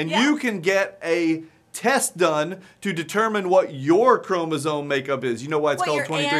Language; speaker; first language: English; native; English